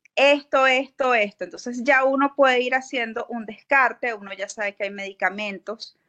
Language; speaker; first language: Spanish; native; Spanish